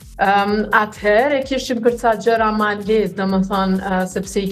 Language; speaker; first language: Albanian; early bilingual, heritage; Albanian